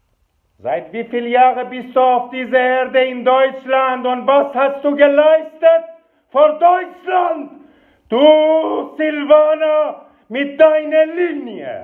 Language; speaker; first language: German; non-native, fluent; Persian